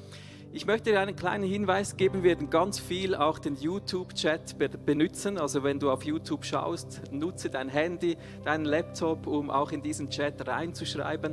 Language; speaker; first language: German; native; German